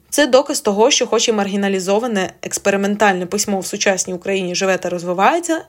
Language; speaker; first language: Ukrainian; native; Ukrainian